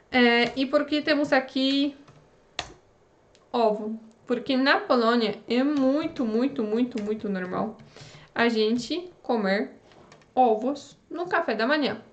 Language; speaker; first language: Portuguese; non-native, fluent; Polish